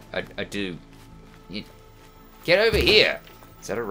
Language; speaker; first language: English; native; English